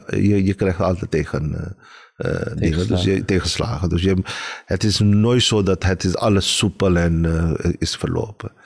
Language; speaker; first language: Dutch; non-native, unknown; Urdu